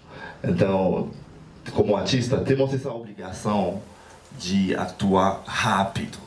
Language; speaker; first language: Portuguese; non-native, learner; Haitian Creole